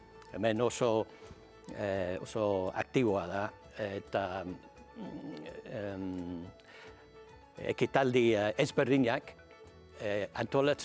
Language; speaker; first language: Basque; non-native, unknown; English